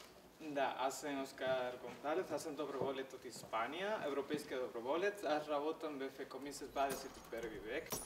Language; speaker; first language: Bulgarian; non-native, learner; Spanish